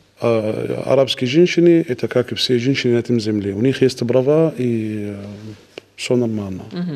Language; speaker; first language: Russian; non-native, learner; Arabic